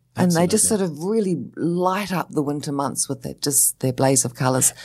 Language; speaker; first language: English; native; English